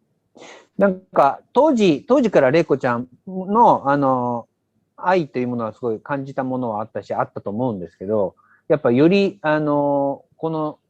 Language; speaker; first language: Japanese; native; Japanese